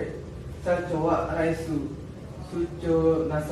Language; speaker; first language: Japanese; non-native, learner; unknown